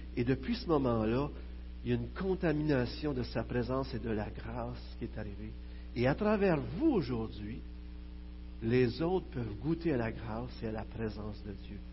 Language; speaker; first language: French; native; French